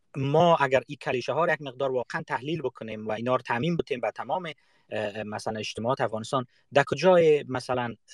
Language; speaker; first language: Persian; native; Persian